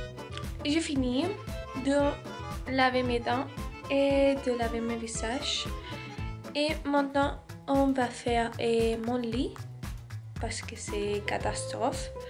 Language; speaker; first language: French; non-native, learner; Spanish